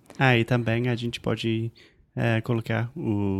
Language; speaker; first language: Portuguese; non-native, fluent; English